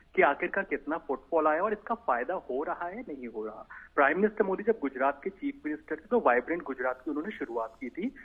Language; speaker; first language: Hindi; native; Hindi